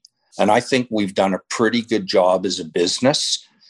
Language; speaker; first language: English; native; English